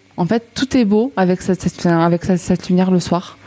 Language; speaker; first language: French; native; French